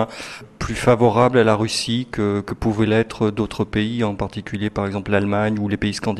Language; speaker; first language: French; native; French